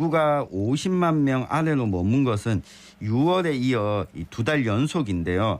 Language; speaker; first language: Korean; native; Korean